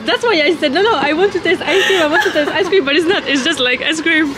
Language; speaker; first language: English; non-native, learner; French